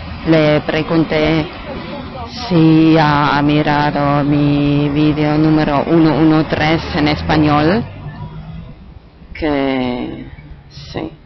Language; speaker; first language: Spanish; non-native, fluent; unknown